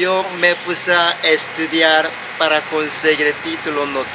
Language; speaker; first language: Spanish; non-native, fluent; Korean